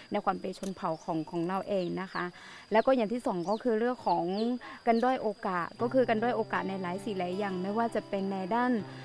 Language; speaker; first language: Thai; early bilingual, other home language; Akha